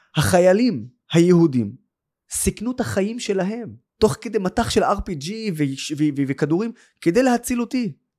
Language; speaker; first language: Hebrew; non-native, local second language; Arabic